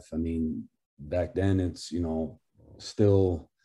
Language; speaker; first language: English; native; English